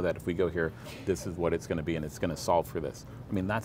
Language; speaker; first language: English; native; English